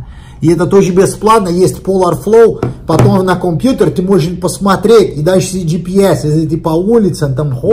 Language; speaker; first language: Russian; non-native, learner; Portuguese